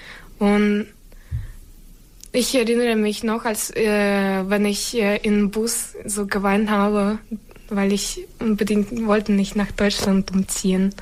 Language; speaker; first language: German; non-native, fluent; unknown